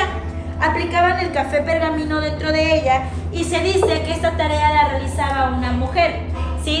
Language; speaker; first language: Spanish; native; Spanish